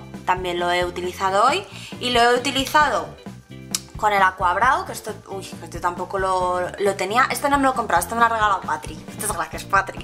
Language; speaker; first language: Spanish; native; Spanish